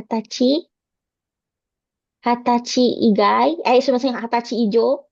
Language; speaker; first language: Japanese; non-native, fluent; Indonesian